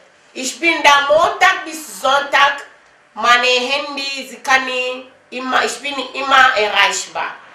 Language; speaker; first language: German; non-native, learner; Lingala